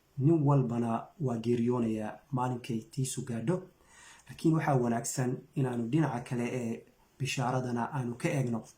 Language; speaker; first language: Somali; native; Somali